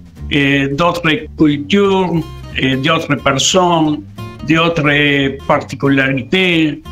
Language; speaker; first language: French; non-native, learner; Spanish